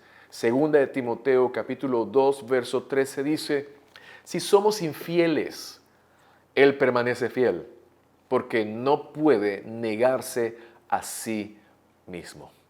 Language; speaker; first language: Spanish; native; Spanish